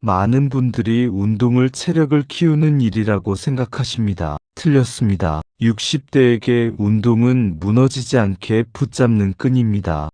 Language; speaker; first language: Korean; native; Korean